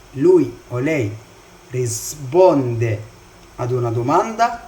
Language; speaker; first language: Italian; non-native, fluent; Arabic